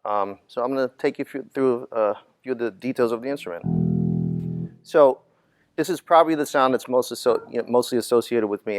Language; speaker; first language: English; native; English